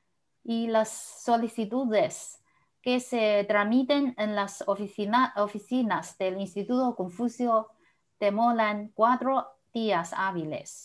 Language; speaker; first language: Spanish; non-native, fluent; Chinese